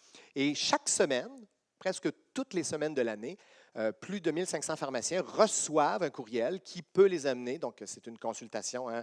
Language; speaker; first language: French; native; French